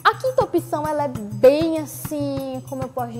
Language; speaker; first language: Portuguese; native; Portuguese